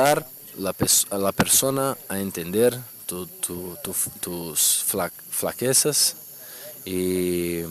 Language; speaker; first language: Spanish; non-native, fluent; Portuguese